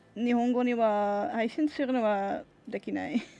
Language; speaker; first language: Japanese; non-native, learner; Dutch